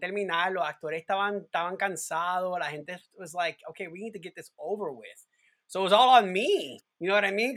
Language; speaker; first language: English; non-native, fluent; Spanish